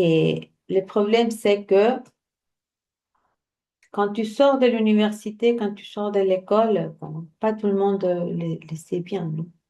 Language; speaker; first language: French; non-native, fluent; Spanish